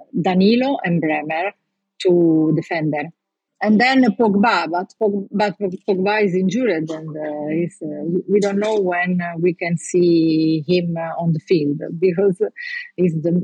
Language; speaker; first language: English; non-native, learner; Italian